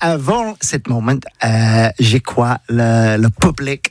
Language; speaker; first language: French; non-native, learner; English